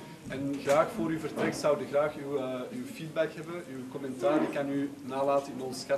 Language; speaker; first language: Dutch; early bilingual, other home language; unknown